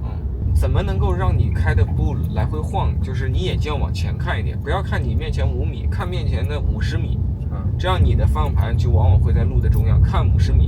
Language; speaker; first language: Chinese; native; Chinese